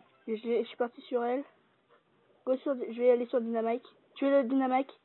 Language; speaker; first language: French; native; French